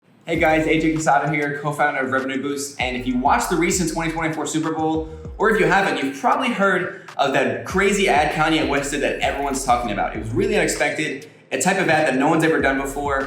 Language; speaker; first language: English; native; English